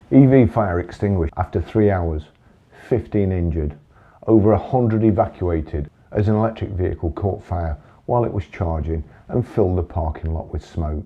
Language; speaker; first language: English; native; English